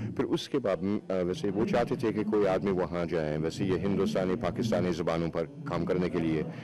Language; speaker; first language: Urdu; non-native, fluent; English